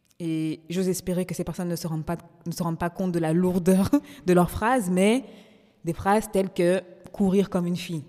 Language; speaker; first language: French; native; French